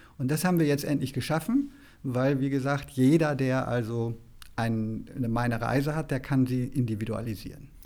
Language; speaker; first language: German; native; German